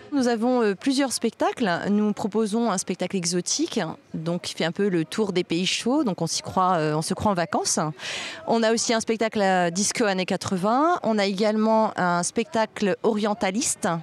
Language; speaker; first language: French; native; French